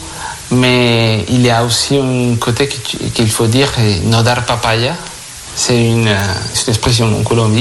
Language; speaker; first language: French; non-native, fluent; Spanish